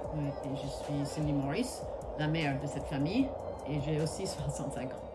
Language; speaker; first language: French; non-native, fluent; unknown